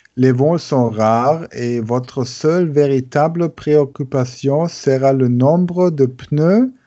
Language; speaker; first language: French; non-native, learner; German